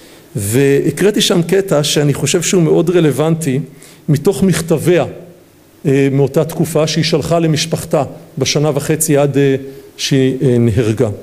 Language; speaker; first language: Hebrew; native; Hebrew